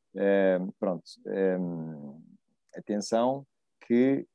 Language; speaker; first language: Portuguese; native; Portuguese